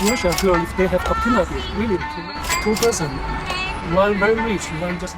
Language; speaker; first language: English; non-native, learner; Chinese